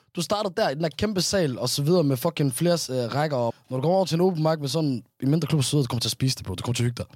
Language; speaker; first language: Danish; early bilingual, other home language; Somali